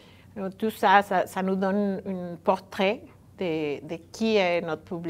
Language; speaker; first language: French; non-native, fluent; Spanish